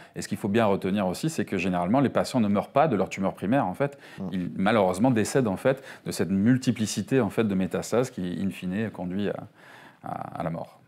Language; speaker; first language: French; native; French